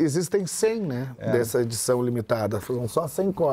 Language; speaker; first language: Portuguese; native; Portuguese